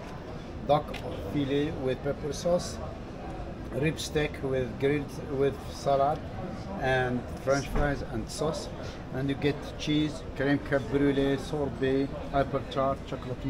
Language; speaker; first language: English; non-native, fluent; French